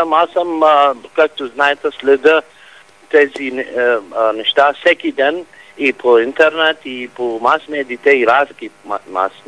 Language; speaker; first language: Bulgarian; non-native, fluent; Arabic